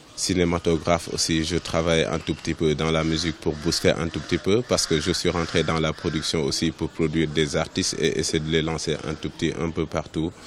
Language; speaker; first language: French; non-native, local second language; Wolof